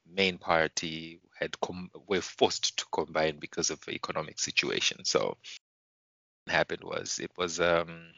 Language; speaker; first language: English; non-native, local second language; Shona